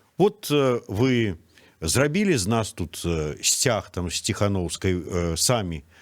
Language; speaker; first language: Belarusian; native; Belarusian